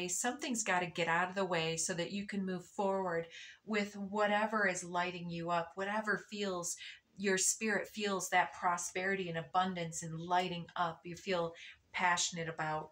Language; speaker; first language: English; native; English